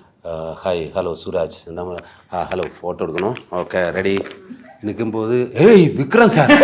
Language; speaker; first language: Tamil; non-native, learner; Malayalam